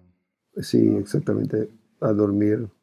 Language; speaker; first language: Spanish; non-native, fluent; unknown